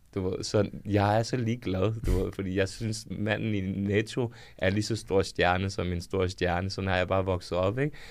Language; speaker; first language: Danish; early bilingual, other home language; Serbian